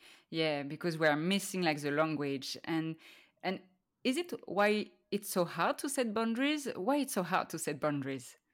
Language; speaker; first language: English; non-native, fluent; French